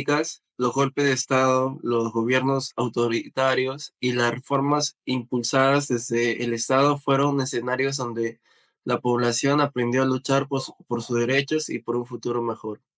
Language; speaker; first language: Spanish; native; Spanish